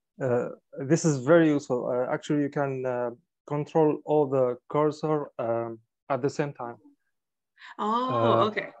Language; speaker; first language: English; non-native, fluent; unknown